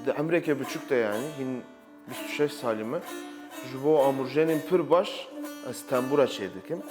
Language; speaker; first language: Kurdish; non-native, local second language; Turkish